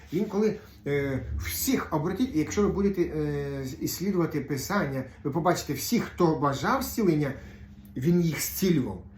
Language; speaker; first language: Ukrainian; non-native, local second language; Russian